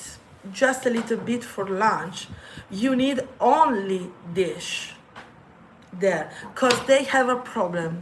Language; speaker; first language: English; non-native, fluent; Italian